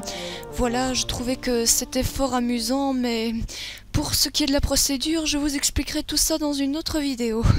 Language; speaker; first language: French; native; French